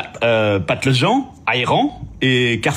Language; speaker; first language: Bulgarian; non-native, learner; French